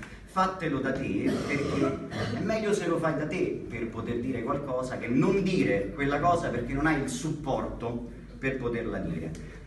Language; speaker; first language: Italian; native; Italian